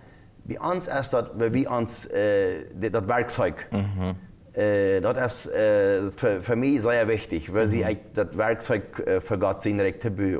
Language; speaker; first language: German; non-native, local second language; Plautdietsch